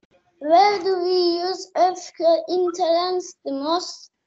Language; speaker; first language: English; non-native, learner; Turkish